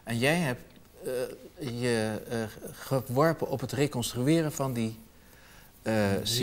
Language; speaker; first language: Dutch; native; Dutch